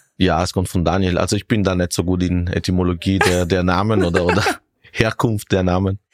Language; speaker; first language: German; non-native, fluent; Italian